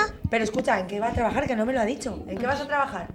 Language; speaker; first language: Spanish; native; Spanish